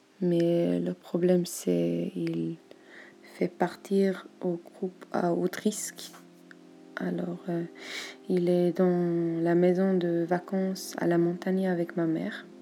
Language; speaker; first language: French; non-native, learner; German